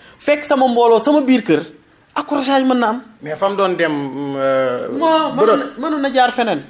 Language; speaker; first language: Wolof; native; Wolof